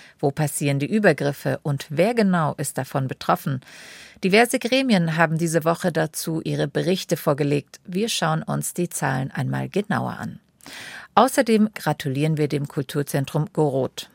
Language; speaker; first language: German; native; German